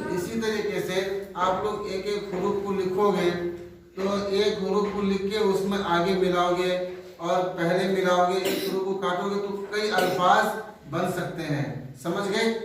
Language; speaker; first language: Hindi; native; Hindi